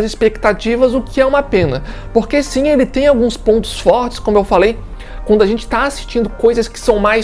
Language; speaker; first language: Portuguese; native; Portuguese